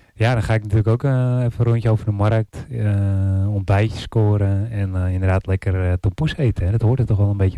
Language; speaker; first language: Dutch; native; Dutch